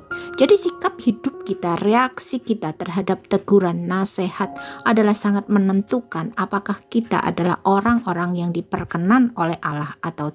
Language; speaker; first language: Indonesian; native; Indonesian